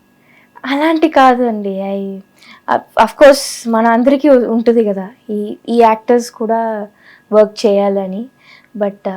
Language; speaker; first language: Telugu; non-native, local second language; Tamil